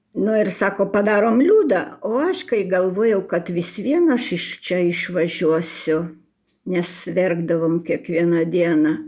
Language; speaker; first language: Lithuanian; early bilingual, heritage; Lithuanian